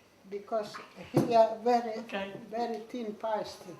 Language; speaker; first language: English; non-native, learner; Russian